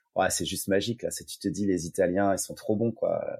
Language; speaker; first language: French; native; French